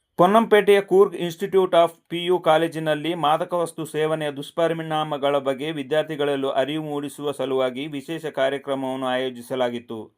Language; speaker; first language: Kannada; non-native, local second language; Kodava